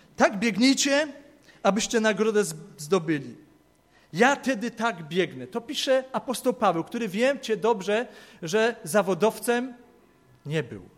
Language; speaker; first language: Polish; native; Polish